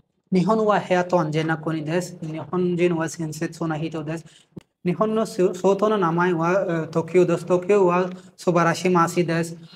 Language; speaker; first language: Japanese; non-native, learner; Bangla